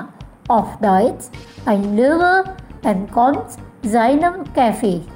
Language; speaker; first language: German; non-native, fluent; Indonesian